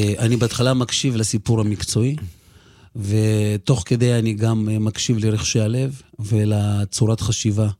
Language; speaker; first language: Hebrew; early bilingual, other home language; Russian